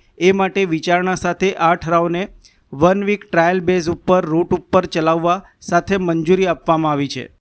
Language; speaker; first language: Gujarati; native; Gujarati